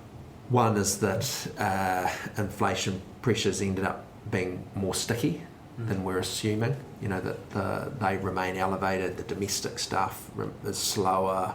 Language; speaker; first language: English; native; English